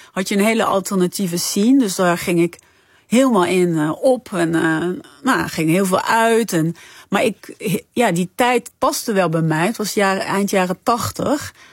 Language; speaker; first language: Dutch; early bilingual, other home language; French